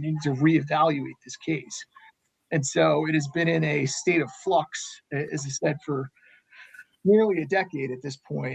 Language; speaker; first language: English; native; English